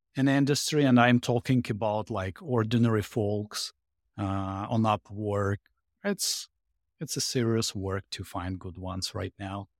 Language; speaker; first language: English; non-native, fluent; Russian